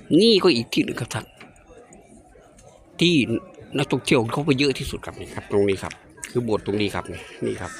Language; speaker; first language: Thai; native; Thai